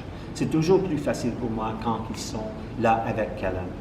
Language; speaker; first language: French; non-native, local second language; English